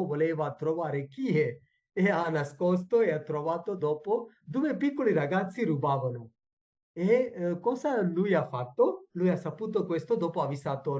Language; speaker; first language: Italian; non-native, fluent; Tamil